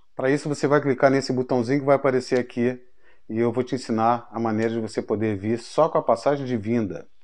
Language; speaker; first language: Portuguese; native; Portuguese